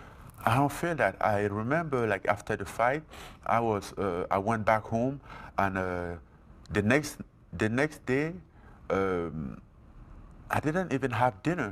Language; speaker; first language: English; non-native, fluent; French